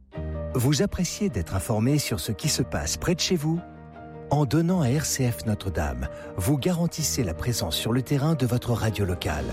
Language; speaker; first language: French; native; French